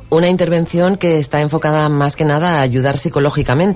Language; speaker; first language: Spanish; native; Spanish